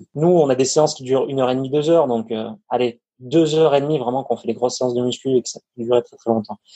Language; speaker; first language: French; native; French